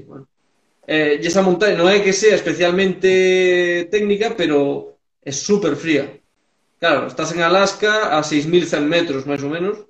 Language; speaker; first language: Galician; early bilingual, heritage; Galician